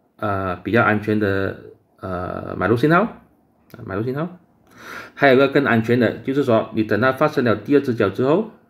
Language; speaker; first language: Chinese; native; Chinese